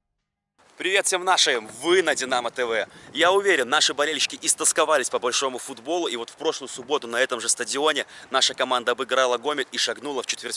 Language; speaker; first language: Russian; native; Russian